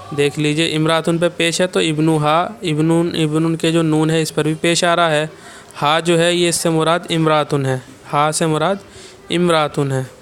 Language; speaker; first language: Urdu; native; Urdu